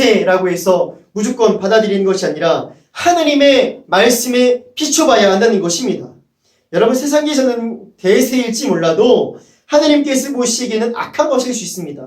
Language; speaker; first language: Korean; native; Korean